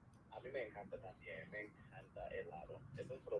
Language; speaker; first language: Spanish; non-native, fluent; English